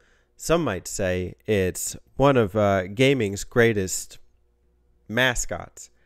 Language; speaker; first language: English; native; English